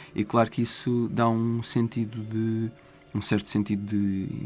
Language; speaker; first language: Portuguese; native; Portuguese